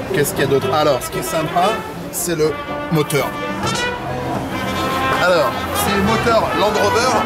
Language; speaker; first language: French; native; French